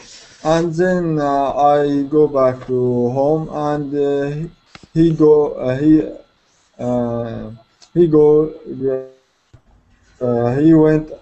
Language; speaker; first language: English; non-native, learner; Arabic